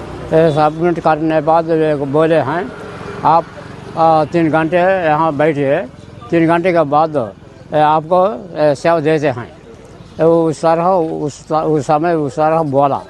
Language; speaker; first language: Hindi; non-native, local second language; Telugu